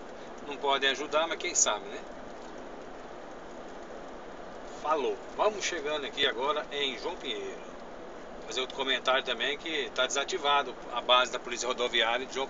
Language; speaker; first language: Portuguese; native; Portuguese